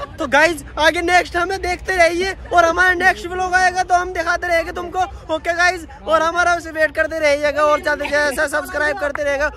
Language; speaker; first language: Hindi; native; Hindi